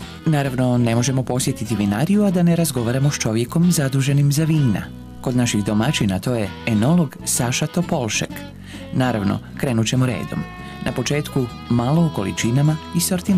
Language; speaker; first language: Croatian; native; Croatian